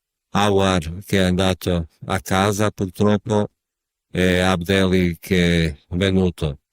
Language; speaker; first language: Italian; non-native, fluent; Bosnian